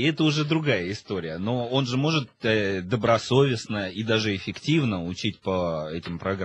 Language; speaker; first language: Russian; native; Russian